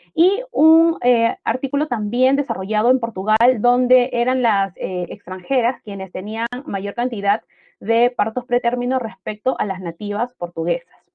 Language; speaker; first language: Spanish; native; Spanish